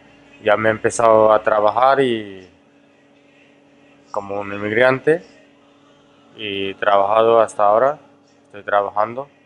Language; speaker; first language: Spanish; non-native, fluent; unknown